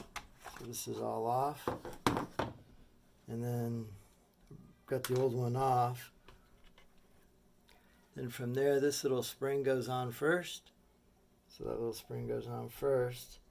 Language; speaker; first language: English; native; English